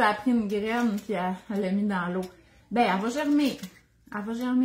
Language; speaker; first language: French; native; French